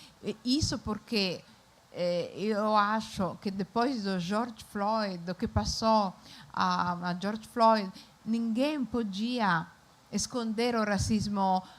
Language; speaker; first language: Portuguese; non-native, fluent; Italian